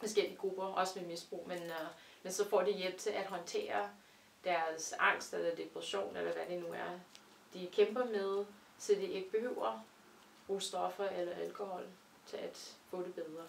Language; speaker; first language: Danish; non-native, fluent; English